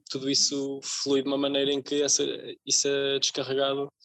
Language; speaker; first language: Portuguese; native; Portuguese